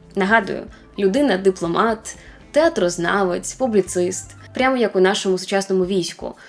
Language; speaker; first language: Ukrainian; non-native, local second language; Russian